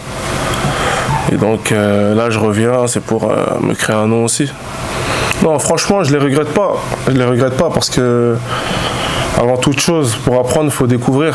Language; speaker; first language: French; native; French